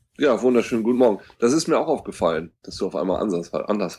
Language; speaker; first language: German; native; German